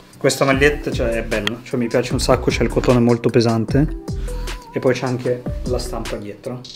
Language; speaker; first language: Italian; early bilingual, other home language; Russian